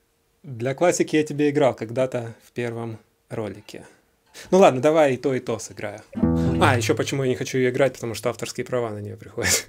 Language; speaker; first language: Russian; native; Russian